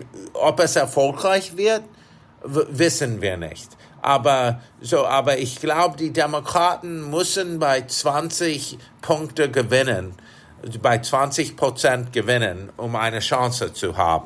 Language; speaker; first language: German; non-native, fluent; English